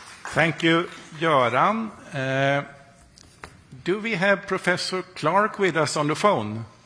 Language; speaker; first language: English; non-native, fluent; Swedish